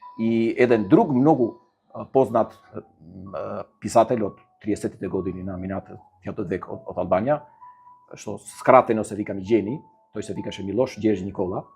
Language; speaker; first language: Macedonian; non-native, fluent; Albanian